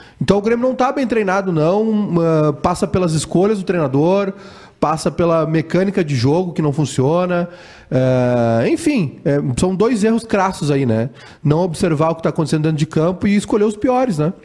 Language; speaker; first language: Portuguese; native; Portuguese